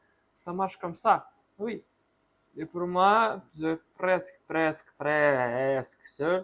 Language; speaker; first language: French; non-native, learner; Russian